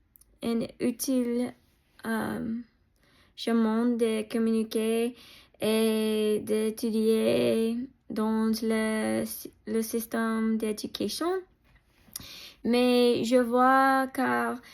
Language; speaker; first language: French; non-native, learner; English